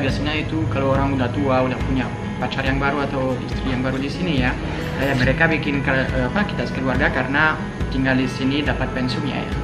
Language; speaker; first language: Indonesian; non-native, fluent; French